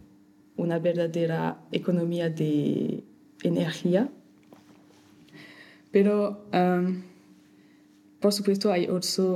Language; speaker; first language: Spanish; non-native, fluent; French